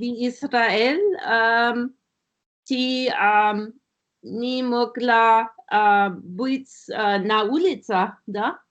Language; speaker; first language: Russian; non-native, learner; German